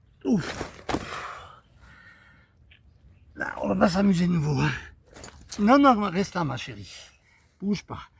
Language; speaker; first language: French; native; French